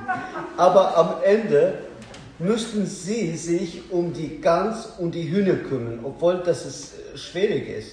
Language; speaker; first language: German; non-native, learner; Azerbaijani